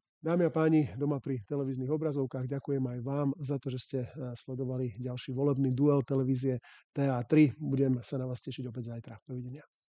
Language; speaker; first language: Slovak; native; Slovak